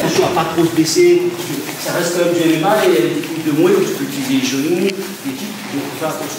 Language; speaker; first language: French; native; French